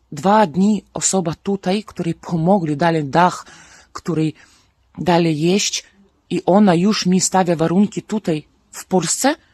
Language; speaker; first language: Polish; non-native, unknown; Russian